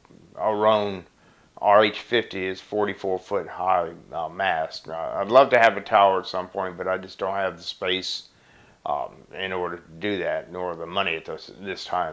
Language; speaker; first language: English; native; English